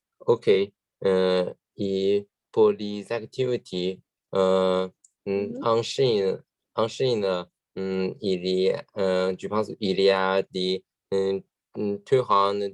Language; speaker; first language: French; non-native, learner; Chinese